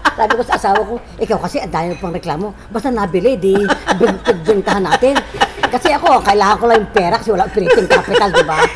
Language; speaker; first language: Filipino; native; Filipino